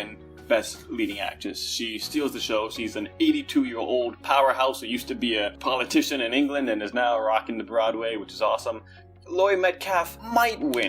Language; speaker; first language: English; native; English